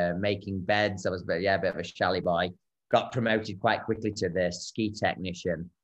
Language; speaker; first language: English; native; English